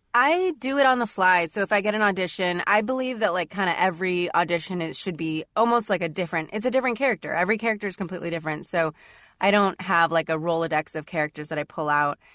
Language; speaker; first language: English; native; English